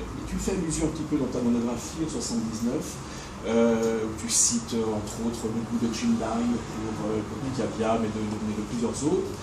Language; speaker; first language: French; native; French